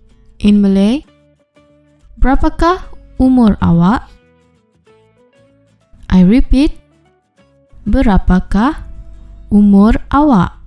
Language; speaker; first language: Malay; non-native, fluent; Urdu